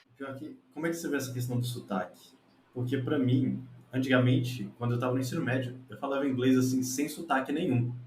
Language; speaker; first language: Portuguese; native; Portuguese